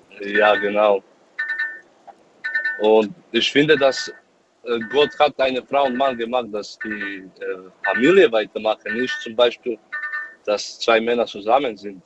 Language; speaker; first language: German; non-native, learner; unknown